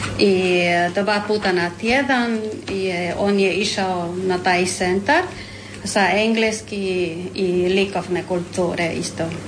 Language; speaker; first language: Croatian; non-native, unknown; Spanish